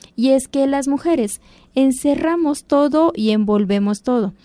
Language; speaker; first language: Spanish; non-native, local second language; Zapotec